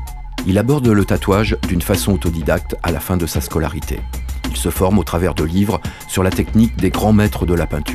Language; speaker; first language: French; native; French